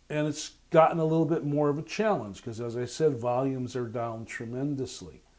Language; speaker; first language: English; native; English